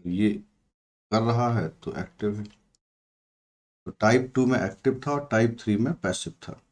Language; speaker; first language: Hindi; native; Hindi